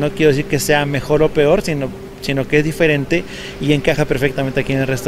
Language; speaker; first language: Spanish; native; Spanish